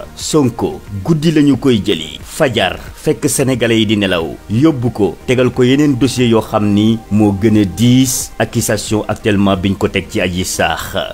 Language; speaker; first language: Wolof; native; Wolof